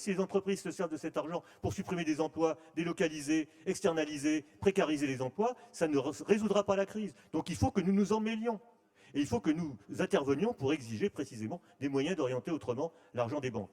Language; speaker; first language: French; native; French